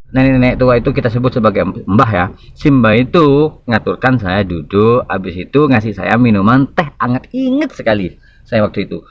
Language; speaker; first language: Indonesian; non-native, local second language; Madurese